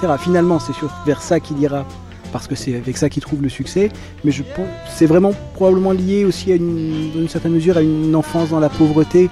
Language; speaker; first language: French; native; French